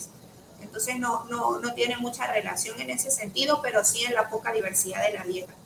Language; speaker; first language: Spanish; native; Spanish